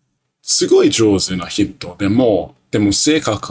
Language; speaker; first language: Japanese; non-native, learner; English